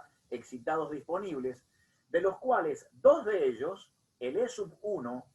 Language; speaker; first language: Spanish; native; Spanish